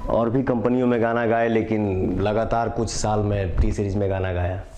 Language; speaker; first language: Hindi; non-native, local second language; Bhojpuri